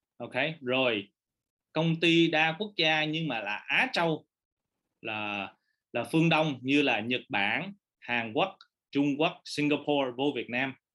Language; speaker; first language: Vietnamese; early bilingual, heritage; Vietnamese